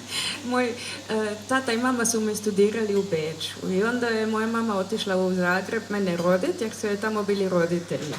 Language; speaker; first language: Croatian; early bilingual, heritage; German